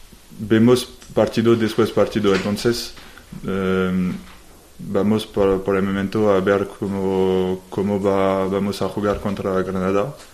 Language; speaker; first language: Spanish; non-native, learner; French